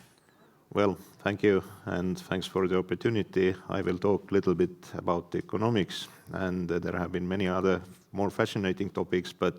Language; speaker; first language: English; non-native, fluent; Estonian